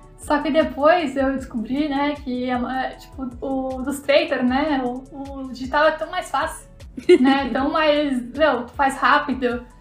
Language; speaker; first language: Portuguese; native; Portuguese